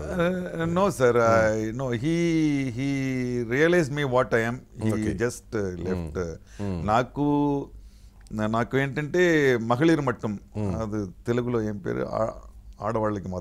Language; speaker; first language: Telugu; non-native, learner; Tamil